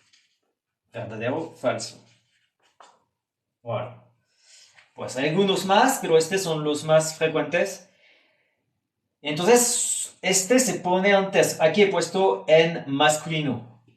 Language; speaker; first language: Spanish; non-native, fluent; French